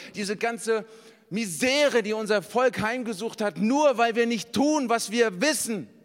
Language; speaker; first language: German; native; German